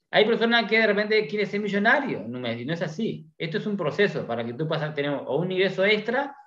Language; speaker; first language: Spanish; native; Spanish